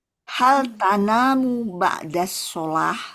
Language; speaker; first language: Arabic; non-native, learner; Indonesian